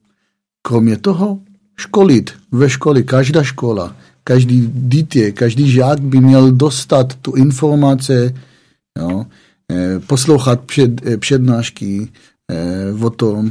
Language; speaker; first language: Czech; non-native, fluent; Hebrew